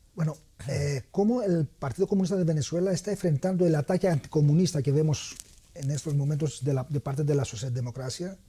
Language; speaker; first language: Spanish; non-native, fluent; Greek